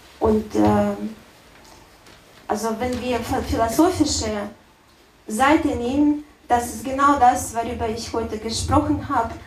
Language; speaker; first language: German; non-native, learner; Russian